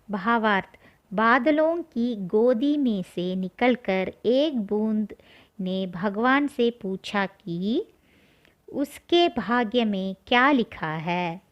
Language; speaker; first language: Hindi; non-native, local second language; Tamil